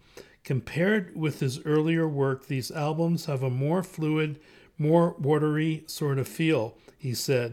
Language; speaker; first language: English; native; English